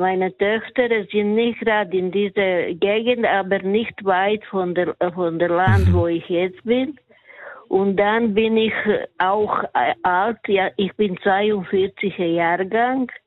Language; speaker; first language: German; non-native, learner; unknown